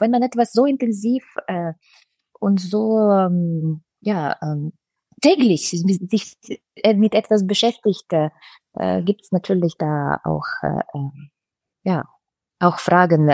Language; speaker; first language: German; non-native, fluent; Russian